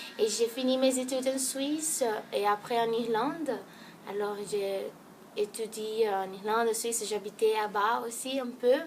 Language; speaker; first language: French; non-native, learner; Portuguese